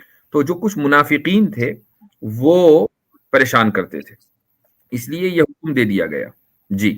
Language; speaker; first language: Hindi; native; Hindi